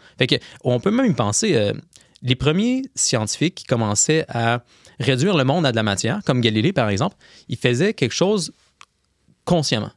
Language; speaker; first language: French; native; French